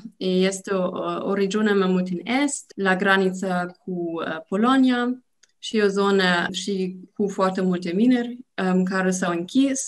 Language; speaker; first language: Romanian; non-native, learner; German